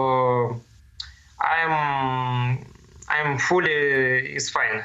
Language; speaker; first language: English; non-native, learner; Russian